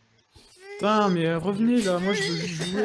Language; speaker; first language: French; native; French